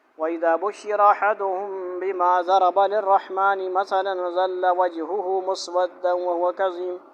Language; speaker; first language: Urdu; non-native, local second language; Punjabi